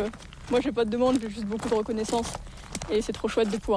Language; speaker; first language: French; native; French